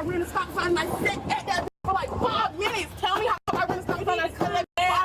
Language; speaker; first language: English; native; English